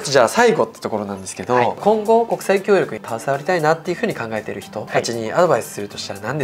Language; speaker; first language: Japanese; native; Japanese